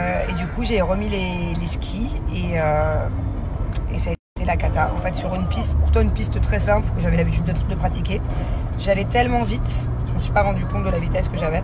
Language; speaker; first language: French; native; French